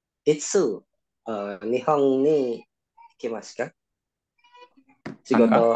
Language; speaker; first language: Japanese; non-native, learner; Indonesian